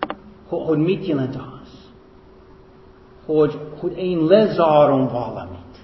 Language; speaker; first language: Hungarian; non-native, fluent; English